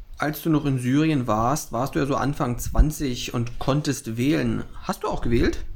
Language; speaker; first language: German; native; German